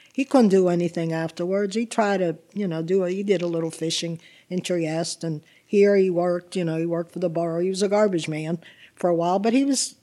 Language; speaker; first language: English; early bilingual, other home language; Italian